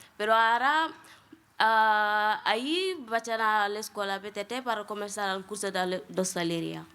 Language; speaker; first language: Catalan; non-native, learner; Wolof